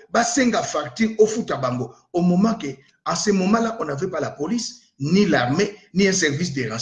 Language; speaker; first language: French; non-native, local second language; Lingala